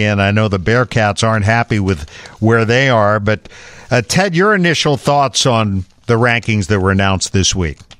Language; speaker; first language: English; native; English